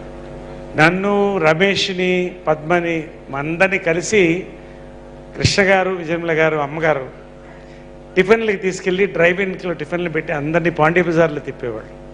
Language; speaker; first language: Telugu; native; Telugu